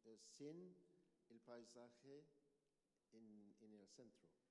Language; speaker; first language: Spanish; non-native, learner; English